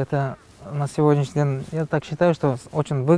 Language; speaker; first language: Russian; non-native, local second language; Kyrgyz